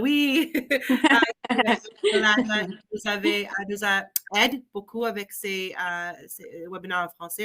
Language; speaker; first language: French; non-native, learner; English